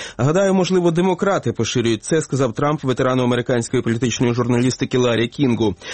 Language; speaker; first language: Ukrainian; native; Ukrainian